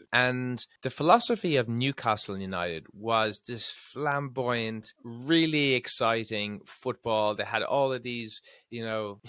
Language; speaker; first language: English; native; English